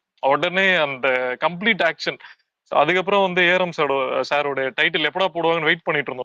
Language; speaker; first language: Tamil; native; Tamil